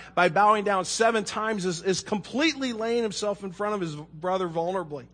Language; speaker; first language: English; native; English